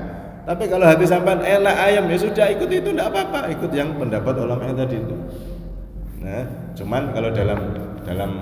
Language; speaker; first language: Indonesian; non-native, local second language; Javanese